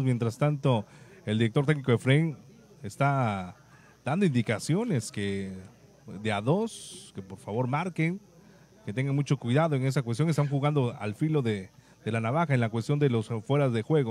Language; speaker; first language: Spanish; native; Spanish